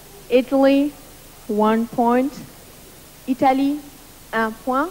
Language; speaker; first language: English; non-native, fluent; Luxembourgish